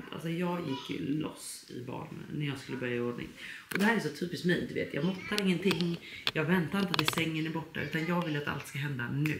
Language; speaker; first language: Swedish; native; Swedish